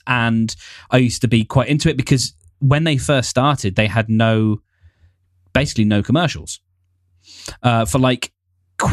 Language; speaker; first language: English; native; English